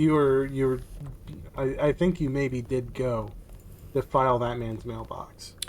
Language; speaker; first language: English; native; English